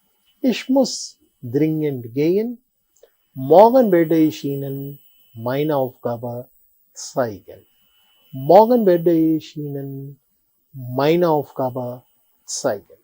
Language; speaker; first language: German; non-native, fluent; Telugu